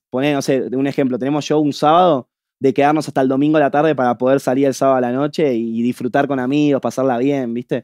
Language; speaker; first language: Spanish; native; Spanish